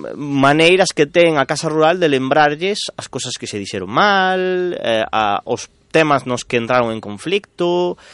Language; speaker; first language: Galician; non-native, local second language; Spanish